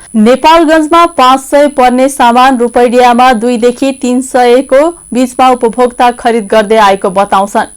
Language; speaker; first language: Nepali; native; Nepali